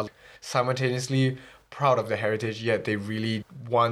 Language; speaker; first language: English; early bilingual, other home language; Chinese